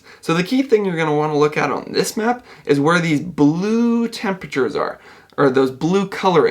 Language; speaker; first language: English; native; English